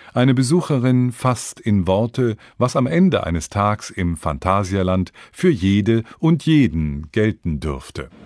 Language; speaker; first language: German; native; German